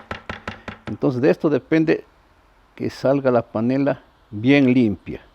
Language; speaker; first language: Spanish; native; Spanish